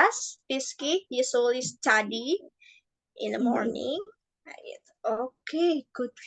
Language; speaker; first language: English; non-native, fluent; Indonesian